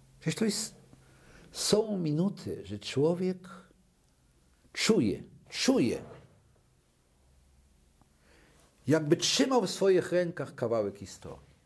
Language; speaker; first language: Polish; early bilingual, other home language; Yiddish